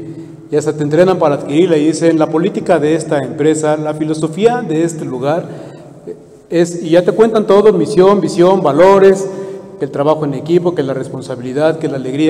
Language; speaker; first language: Spanish; native; Spanish